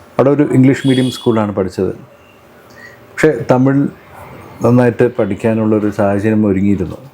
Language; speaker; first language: Malayalam; early bilingual, heritage; Malayalam